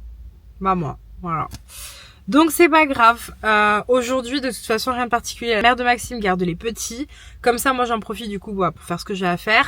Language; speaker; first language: French; native; French